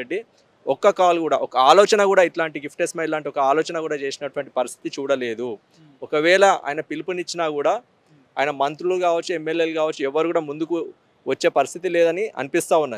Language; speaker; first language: Telugu; native; Telugu